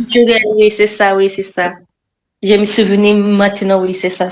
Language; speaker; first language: French; non-native, learner; Portuguese